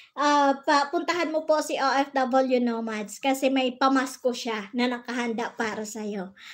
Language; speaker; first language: Filipino; non-native, local second language; Bikol